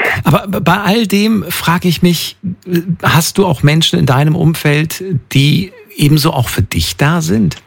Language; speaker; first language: German; native; German